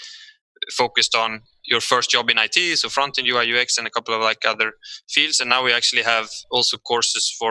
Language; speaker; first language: English; non-native, fluent; Swedish